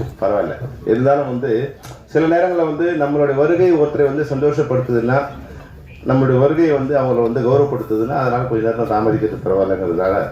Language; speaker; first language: Tamil; native; Tamil